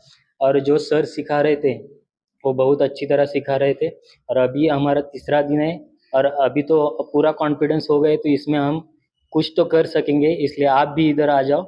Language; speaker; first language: Hindi; non-native, local second language; Marathi